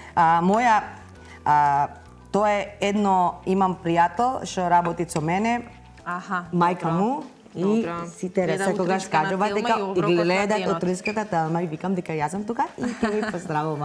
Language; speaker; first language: Macedonian; non-native, learner; Filipino